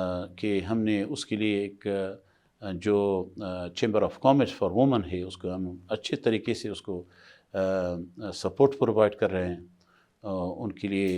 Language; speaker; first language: Hindi; non-native, fluent; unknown